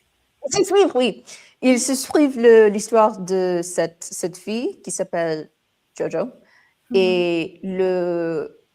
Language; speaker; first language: French; non-native, learner; English